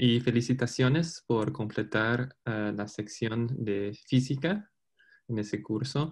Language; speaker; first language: Spanish; non-native, fluent; English